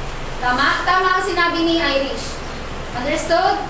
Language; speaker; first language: Filipino; native; Filipino